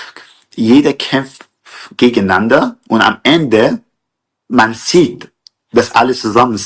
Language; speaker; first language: German; non-native, fluent; Kurdish